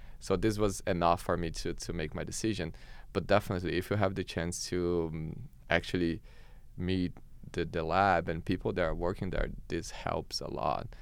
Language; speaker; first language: English; non-native, fluent; Portuguese